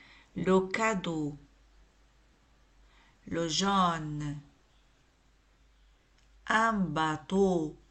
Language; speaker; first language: French; non-native, local second language; Arabic